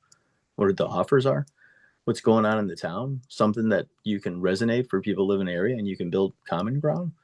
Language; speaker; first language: English; native; English